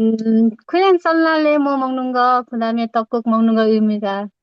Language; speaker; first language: Korean; non-native, learner; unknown